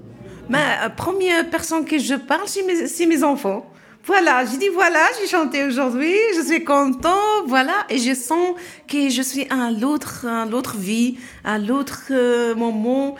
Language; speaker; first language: French; non-native, learner; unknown